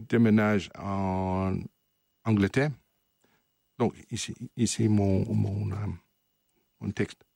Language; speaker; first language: French; non-native, learner; English